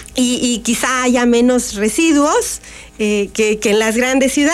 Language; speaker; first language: Spanish; native; Spanish